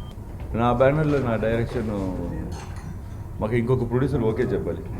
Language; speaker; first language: Telugu; non-native, learner; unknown